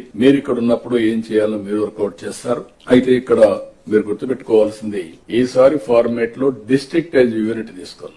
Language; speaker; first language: Telugu; native; Telugu